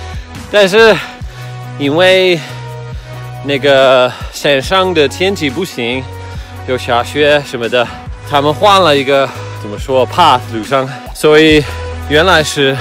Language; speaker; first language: Chinese; non-native, learner; English